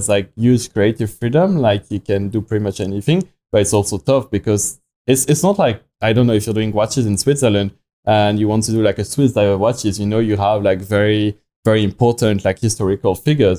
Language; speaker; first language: English; non-native, fluent; French